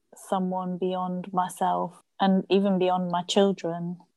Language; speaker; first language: English; non-native, fluent; German